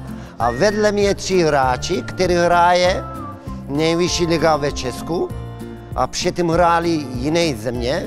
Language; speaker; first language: Czech; non-native, learner; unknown